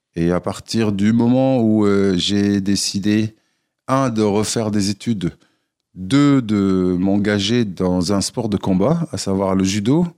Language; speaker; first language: French; non-native, local second language; Arabic